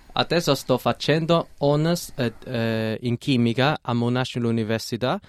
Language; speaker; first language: Italian; non-native, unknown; Cantonese